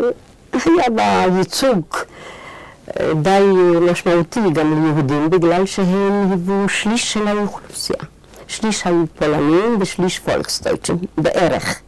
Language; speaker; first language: Hebrew; non-native, fluent; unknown